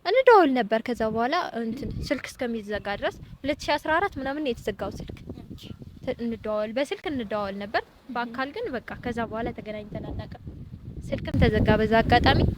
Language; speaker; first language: Amharic; non-native, local second language; Tigrinya